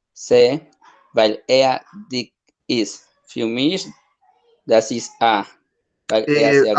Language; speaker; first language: German; non-native, learner; Spanish